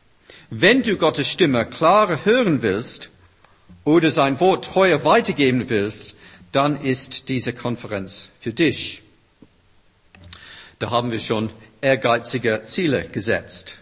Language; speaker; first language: German; non-native, fluent; English